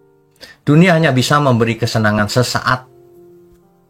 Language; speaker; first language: Indonesian; native; Indonesian